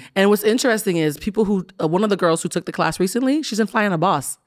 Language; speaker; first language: English; early bilingual, other home language; Spanish